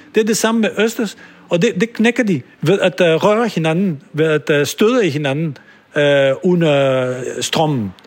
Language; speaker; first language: Danish; non-native, fluent; French